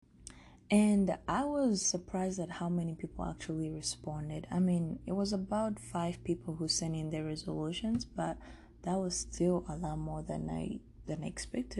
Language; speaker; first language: English; non-native, local second language; Kinyarwanda